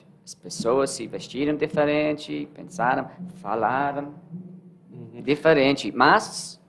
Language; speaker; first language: Portuguese; non-native, learner; English